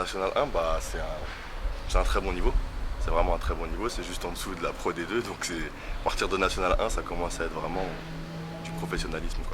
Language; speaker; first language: French; native; French